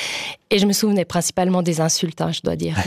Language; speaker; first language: French; native; French